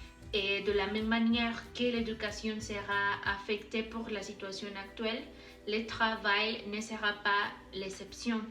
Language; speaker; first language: French; non-native, learner; Spanish